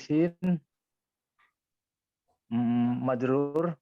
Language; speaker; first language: Arabic; non-native, learner; Indonesian